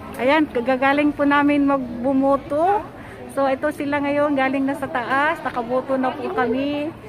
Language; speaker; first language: Filipino; native; Filipino